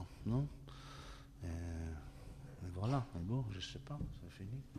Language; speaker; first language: French; non-native, learner; Italian